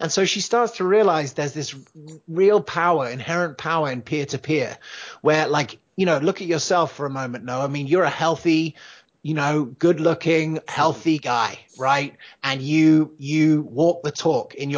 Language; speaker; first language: English; native; English